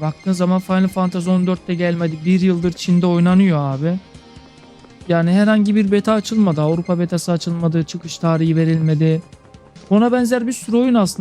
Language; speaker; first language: Turkish; native; Turkish